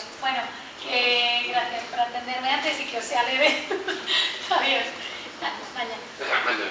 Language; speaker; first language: Spanish; native; Spanish